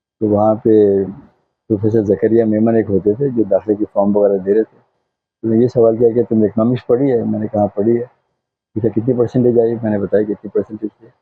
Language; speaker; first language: Urdu; non-native, local second language; Konkani